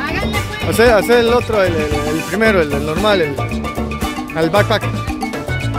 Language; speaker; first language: Spanish; native; Spanish